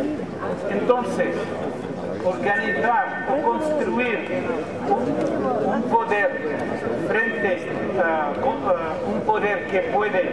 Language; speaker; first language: Spanish; non-native, fluent; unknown